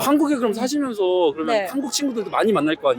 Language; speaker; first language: Korean; native; Korean